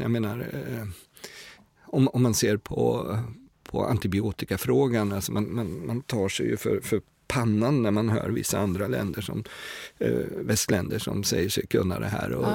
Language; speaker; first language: Swedish; native; Swedish